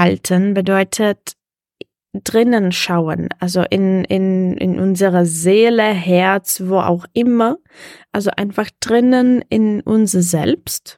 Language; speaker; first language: German; non-native, fluent; Czech